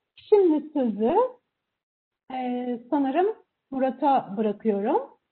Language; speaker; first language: Turkish; native; Turkish